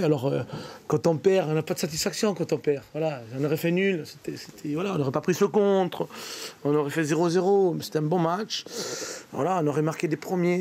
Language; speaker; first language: French; native; French